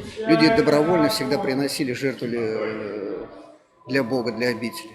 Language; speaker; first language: Russian; native; Russian